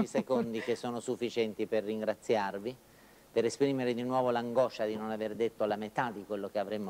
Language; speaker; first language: Italian; native; Italian